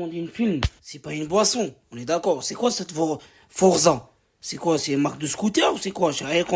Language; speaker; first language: French; non-native, learner; Arabic